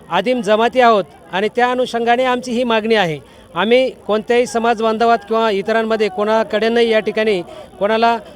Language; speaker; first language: Marathi; non-native, local second language; Lambadi